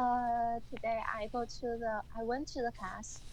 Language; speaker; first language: English; non-native, learner; Chinese